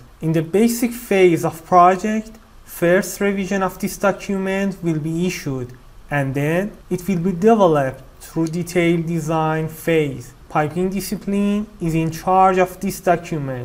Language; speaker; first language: English; non-native, fluent; Persian